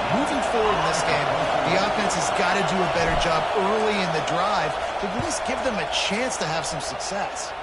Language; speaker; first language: English; native; English